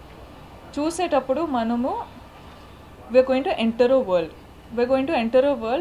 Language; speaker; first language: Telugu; non-native, local second language; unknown